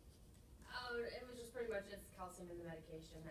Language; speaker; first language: English; native; English